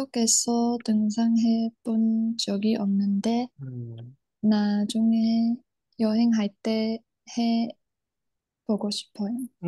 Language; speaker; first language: Korean; non-native, learner; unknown